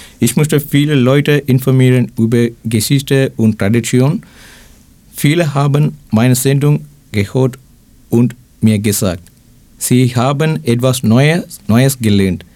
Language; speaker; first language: German; non-native, learner; Thai